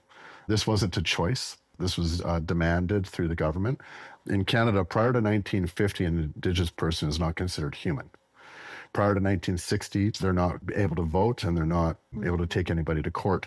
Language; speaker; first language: English; native; English